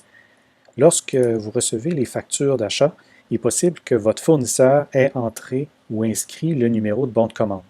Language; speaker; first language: French; native; French